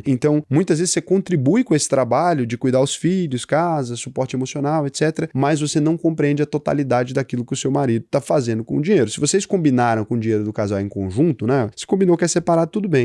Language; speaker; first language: Portuguese; native; Portuguese